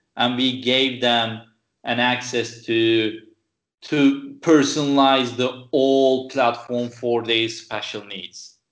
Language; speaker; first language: English; non-native, fluent; Turkish